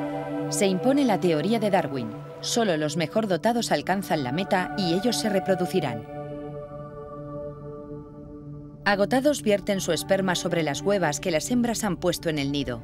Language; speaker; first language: Spanish; native; Spanish